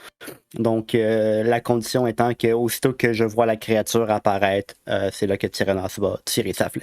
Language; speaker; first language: French; native; French